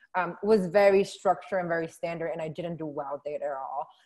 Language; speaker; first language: English; non-native, fluent; Spanish